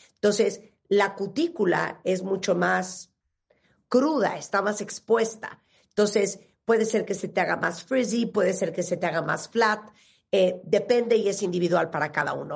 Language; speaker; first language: Spanish; native; Spanish